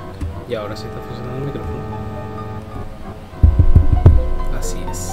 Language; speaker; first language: Spanish; native; Spanish